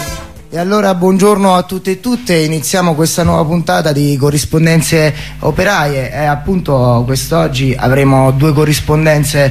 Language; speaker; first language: Italian; native; Italian